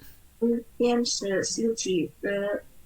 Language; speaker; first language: Chinese; non-native, learner; Indonesian